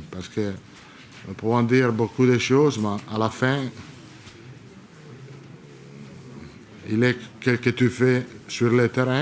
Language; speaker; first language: French; non-native, learner; Italian